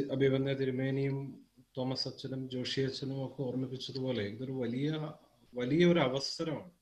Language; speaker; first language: Malayalam; early bilingual, heritage; German